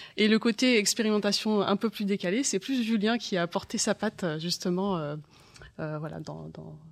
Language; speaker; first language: French; native; French